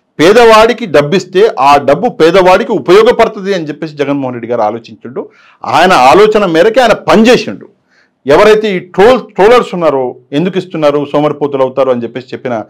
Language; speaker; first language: Telugu; native; Telugu